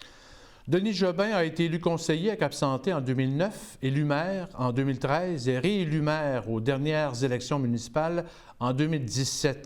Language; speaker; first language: French; native; French